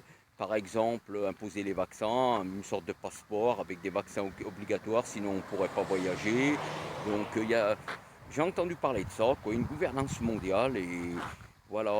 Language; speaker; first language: French; native; French